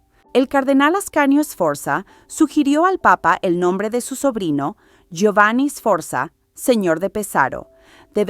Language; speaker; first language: Spanish; native; Spanish